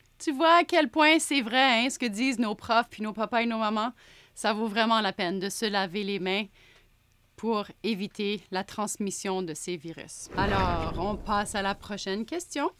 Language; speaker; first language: French; native; French